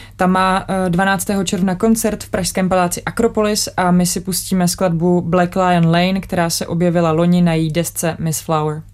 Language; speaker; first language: Czech; native; Czech